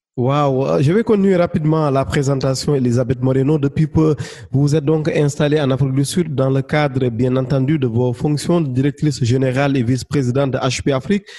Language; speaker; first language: French; non-native, local second language; Wolof